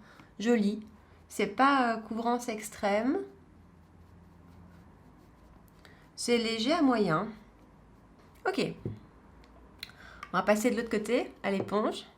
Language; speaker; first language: French; native; French